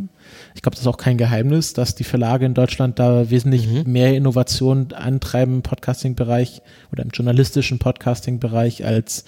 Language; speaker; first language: German; native; German